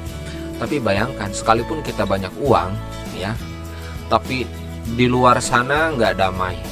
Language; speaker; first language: Indonesian; native; Indonesian